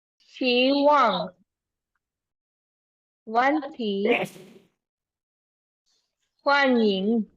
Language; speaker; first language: Chinese; non-native, learner; Urdu